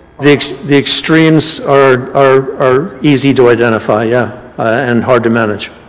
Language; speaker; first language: English; native; English